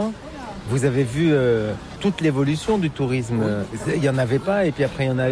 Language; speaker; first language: French; native; French